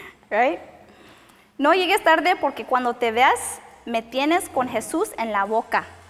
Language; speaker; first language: Spanish; early bilingual, other home language; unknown